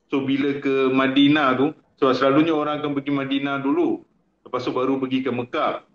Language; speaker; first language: Malay; non-native, local second language; Tamil